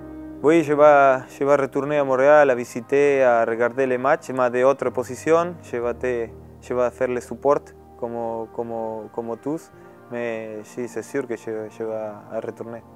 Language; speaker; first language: French; non-native, learner; Spanish